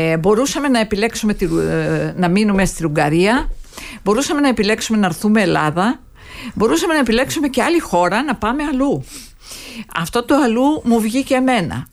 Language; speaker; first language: Greek; early bilingual, heritage; Greek